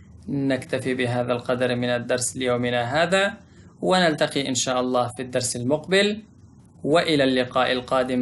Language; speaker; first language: Arabic; non-native, fluent; Pashto